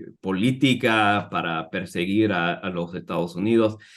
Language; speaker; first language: Spanish; non-native, fluent; English